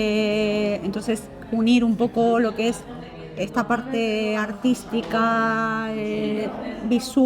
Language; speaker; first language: Spanish; native; Spanish